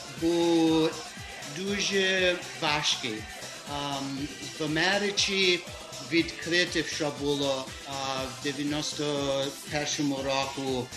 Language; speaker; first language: Ukrainian; early bilingual, heritage; Ukrainian